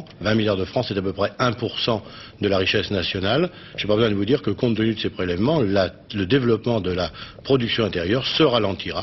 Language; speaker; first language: French; native; French